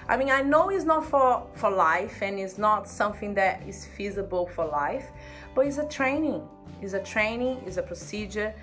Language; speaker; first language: English; non-native, fluent; Portuguese